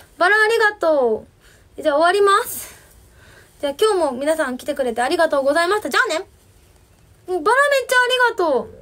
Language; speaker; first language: Japanese; native; Japanese